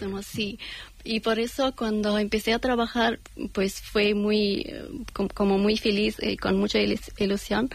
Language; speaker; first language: Spanish; non-native, learner; Persian